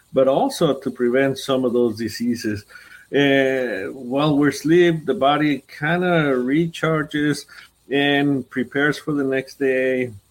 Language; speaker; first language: English; non-native, fluent; Spanish